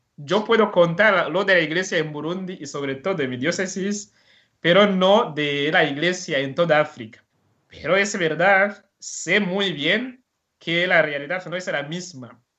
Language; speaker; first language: Spanish; non-native, fluent; Rundi